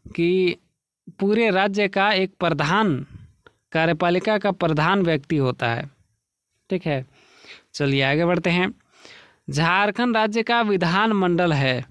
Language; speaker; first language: Hindi; native; Hindi